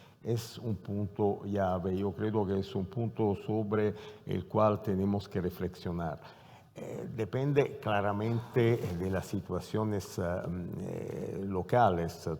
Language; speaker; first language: Spanish; non-native, fluent; Italian